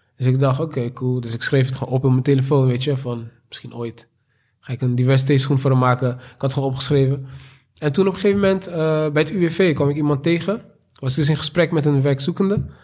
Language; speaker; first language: Dutch; native; Dutch